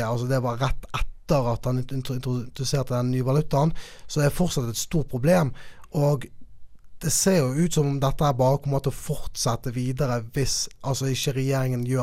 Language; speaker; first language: Norwegian; native; Norwegian